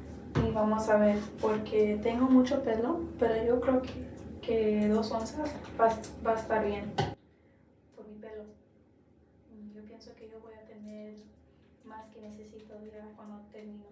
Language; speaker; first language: Spanish; non-native, learner; English